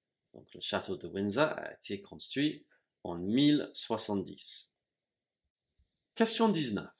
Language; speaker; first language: French; non-native, fluent; English